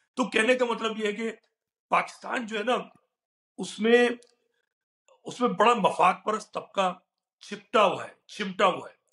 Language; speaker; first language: Urdu; native; Urdu